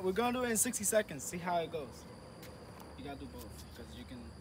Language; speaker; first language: English; early bilingual, other home language; Spanish